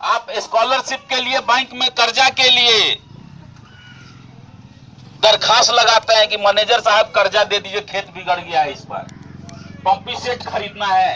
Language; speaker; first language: Hindi; non-native, local second language; Bhojpuri